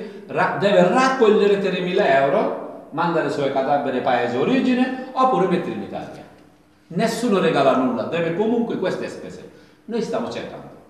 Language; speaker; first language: Italian; non-native, learner; Bangla